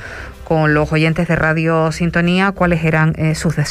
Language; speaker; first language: Spanish; native; Spanish